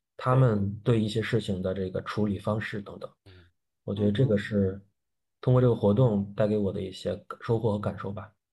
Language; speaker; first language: Chinese; native; Chinese